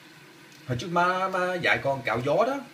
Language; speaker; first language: Vietnamese; early bilingual, heritage; Vietnamese